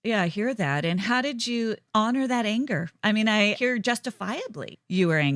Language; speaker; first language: English; native; English